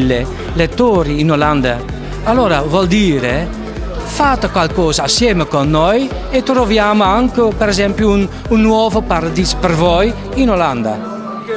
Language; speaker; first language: Italian; non-native, fluent; Dutch